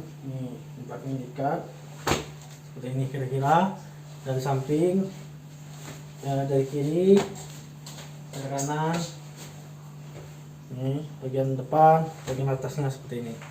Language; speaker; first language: Indonesian; native; Indonesian